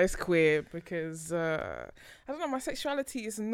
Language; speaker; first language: English; native; English